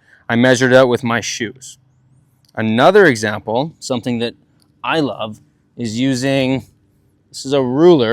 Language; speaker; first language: English; native; English